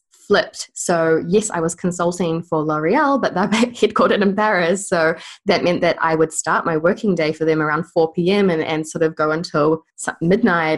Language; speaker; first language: English; native; English